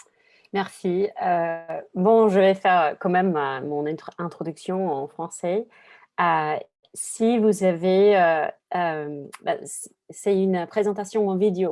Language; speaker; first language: French; non-native, fluent; English